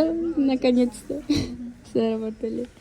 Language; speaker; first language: Russian; non-native, local second language; Kazakh